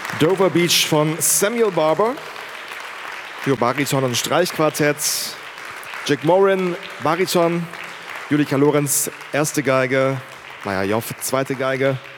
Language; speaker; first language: German; native; German